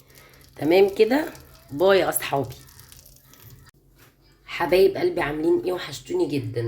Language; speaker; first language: Arabic; native; Arabic